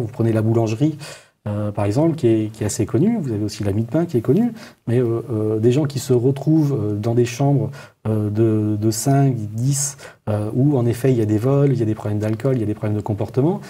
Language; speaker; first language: French; native; French